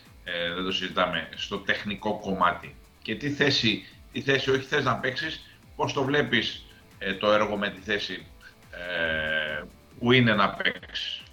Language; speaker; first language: Greek; native; Greek